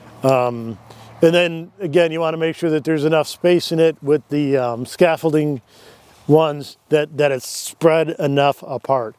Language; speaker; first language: English; native; English